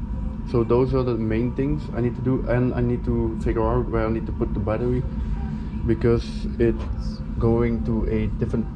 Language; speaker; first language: English; non-native, fluent; Dutch